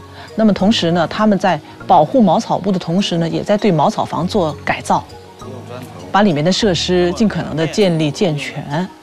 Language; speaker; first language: Chinese; native; Chinese